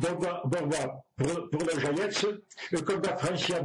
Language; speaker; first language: Russian; non-native, learner; French